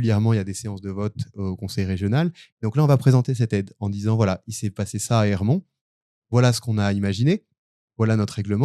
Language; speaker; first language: French; native; French